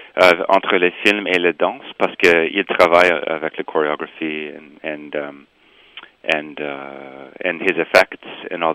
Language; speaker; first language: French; non-native, local second language; English